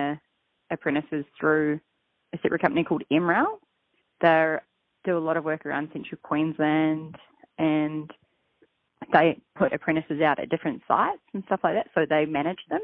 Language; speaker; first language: English; native; English